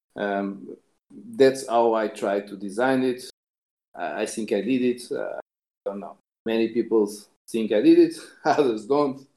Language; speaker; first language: English; non-native, fluent; Portuguese